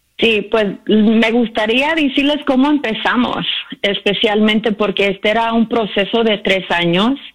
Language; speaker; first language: Spanish; early bilingual, heritage; Spanish